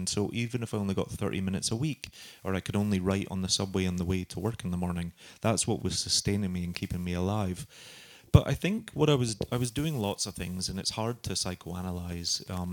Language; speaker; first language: English; native; English